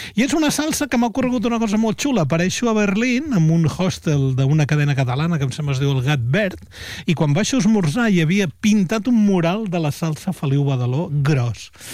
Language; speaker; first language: Catalan; native; Catalan